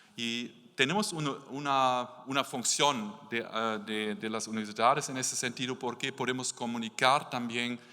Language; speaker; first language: Spanish; non-native, learner; German